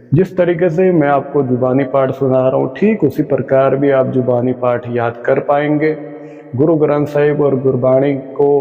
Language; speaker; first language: Hindi; non-native, local second language; Punjabi